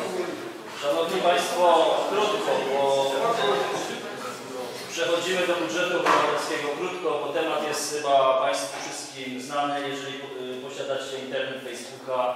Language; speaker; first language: Polish; native; Polish